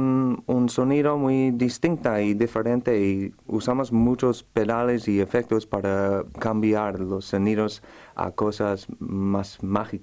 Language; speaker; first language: Spanish; non-native, fluent; English